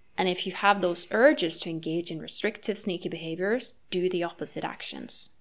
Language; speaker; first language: English; non-native, fluent; Norwegian